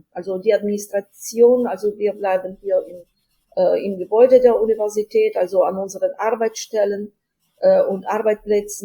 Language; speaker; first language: German; non-native, fluent; Ukrainian